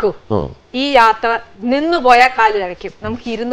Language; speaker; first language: Malayalam; native; Malayalam